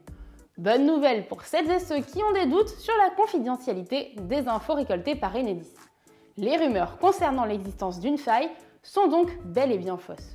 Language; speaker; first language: French; native; French